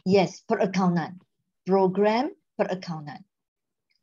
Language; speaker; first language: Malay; non-native, local second language; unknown